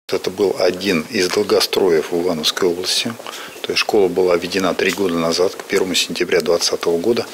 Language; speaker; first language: Russian; native; Russian